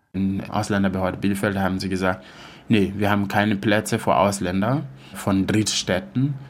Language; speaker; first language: German; non-native, fluent; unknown